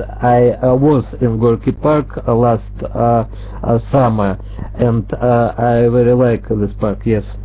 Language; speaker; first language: English; non-native, learner; Russian